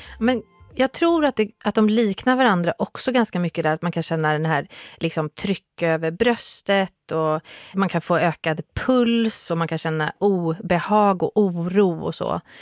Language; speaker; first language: Swedish; native; Swedish